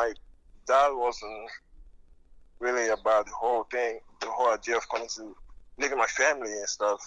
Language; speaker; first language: English; non-native, local second language; French